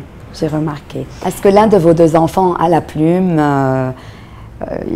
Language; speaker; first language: French; non-native, local second language; Arabic